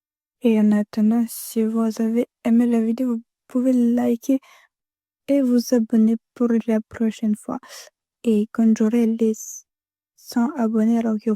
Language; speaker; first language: French; non-native, learner; Spanish